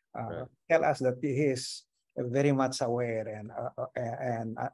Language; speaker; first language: English; non-native, local second language; Iloko